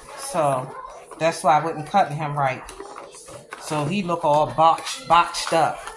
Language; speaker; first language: English; native; English